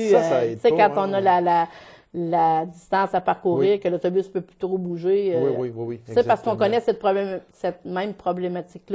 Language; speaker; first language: French; native; French